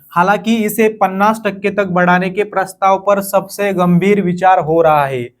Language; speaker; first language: Hindi; non-native, local second language; Marathi